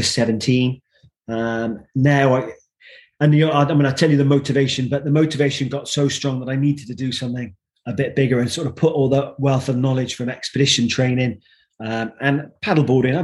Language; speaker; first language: English; native; English